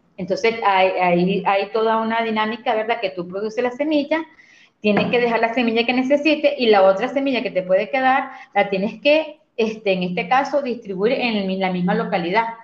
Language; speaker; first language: Spanish; native; Spanish